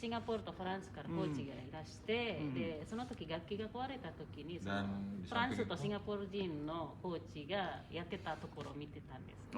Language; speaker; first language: Japanese; non-native, fluent; Indonesian